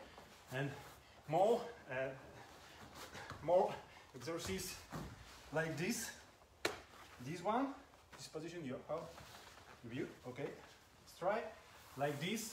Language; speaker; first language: English; non-native, learner; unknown